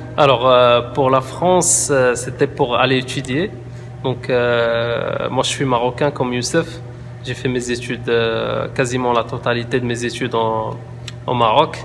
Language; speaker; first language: French; non-native, local second language; Arabic